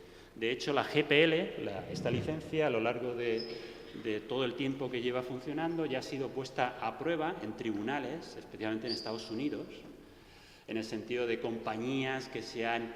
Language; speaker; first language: Spanish; native; Spanish